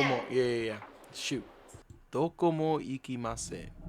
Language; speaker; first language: Japanese; non-native, learner; English